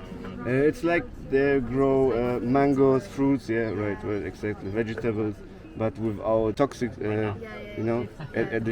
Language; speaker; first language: English; non-native, fluent; German